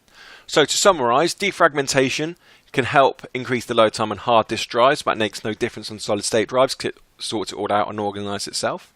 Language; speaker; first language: English; native; English